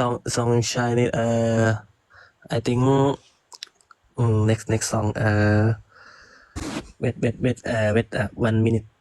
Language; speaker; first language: English; non-native, learner; Thai